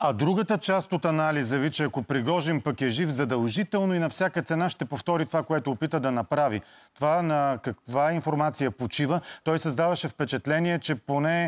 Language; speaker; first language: Bulgarian; native; Bulgarian